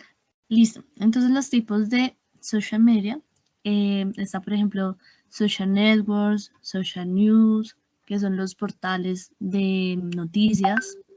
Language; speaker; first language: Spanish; native; Spanish